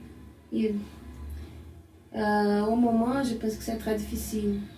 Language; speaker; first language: French; non-native, learner; Portuguese